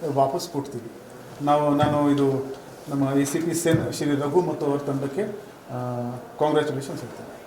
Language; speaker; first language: Kannada; non-native, fluent; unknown